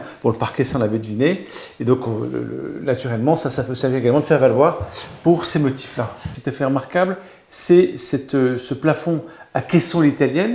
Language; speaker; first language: French; native; French